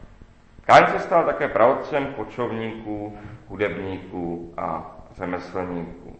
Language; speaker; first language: Czech; native; Czech